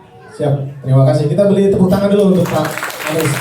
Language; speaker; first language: Indonesian; native; Indonesian